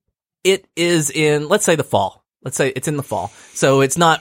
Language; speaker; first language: English; native; English